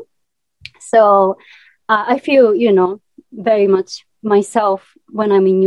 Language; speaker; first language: English; non-native, fluent; Japanese